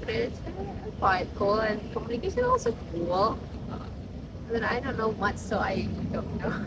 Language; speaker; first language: English; non-native, learner; Indonesian